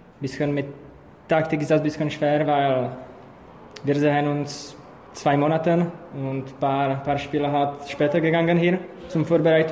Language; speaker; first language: German; non-native, learner; Czech